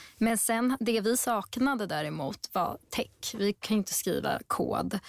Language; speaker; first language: Swedish; native; Swedish